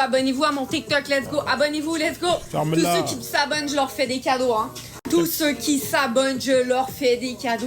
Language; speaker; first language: French; native; French